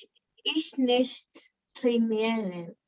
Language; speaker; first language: German; non-native, learner; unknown